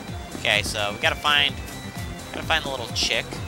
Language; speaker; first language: English; native; English